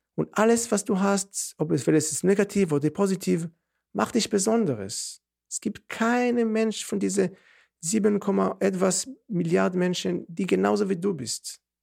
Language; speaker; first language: German; non-native, fluent; Hebrew